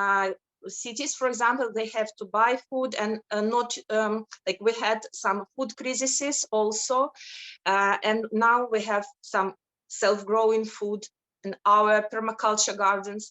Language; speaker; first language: English; non-native, fluent; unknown